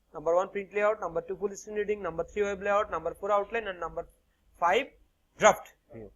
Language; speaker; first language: English; non-native, local second language; Bangla